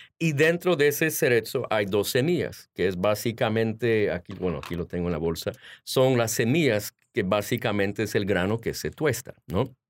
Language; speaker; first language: Spanish; early bilingual, heritage; Spanish